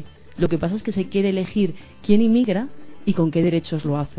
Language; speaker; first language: Spanish; native; Spanish